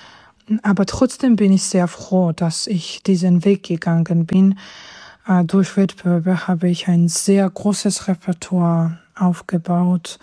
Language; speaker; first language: German; non-native, fluent; Georgian